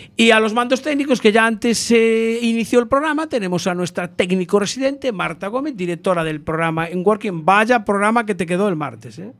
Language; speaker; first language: Spanish; native; Spanish